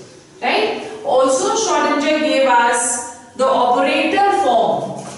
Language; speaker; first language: English; non-native, local second language; Hindi